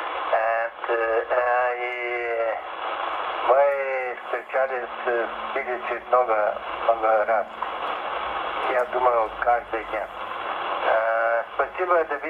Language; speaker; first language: Russian; non-native, learner; Bulgarian